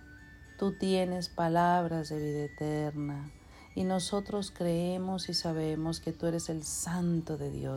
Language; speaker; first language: Spanish; native; Spanish